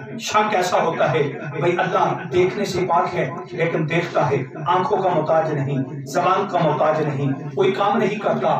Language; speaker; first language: Urdu; non-native, local second language; Punjabi